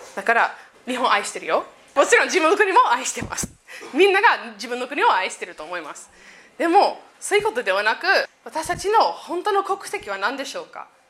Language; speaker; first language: Japanese; non-native, fluent; English